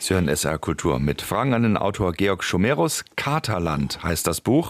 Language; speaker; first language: German; native; German